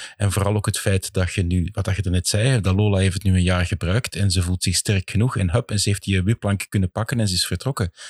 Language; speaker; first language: Dutch; native; Dutch